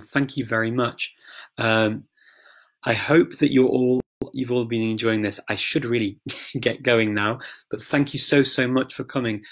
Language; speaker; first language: English; native; English